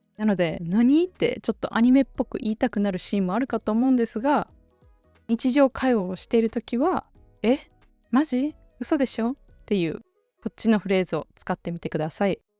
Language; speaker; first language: Japanese; native; Japanese